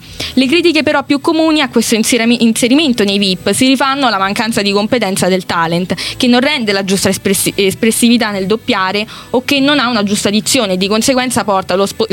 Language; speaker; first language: Italian; native; Italian